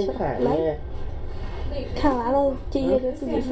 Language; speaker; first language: Chinese; native; Chinese